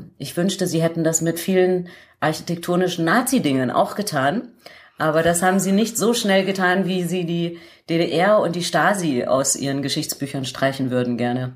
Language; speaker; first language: German; native; German